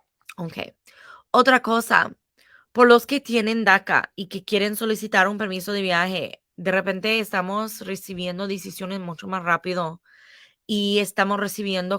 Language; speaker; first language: Spanish; non-native, fluent; English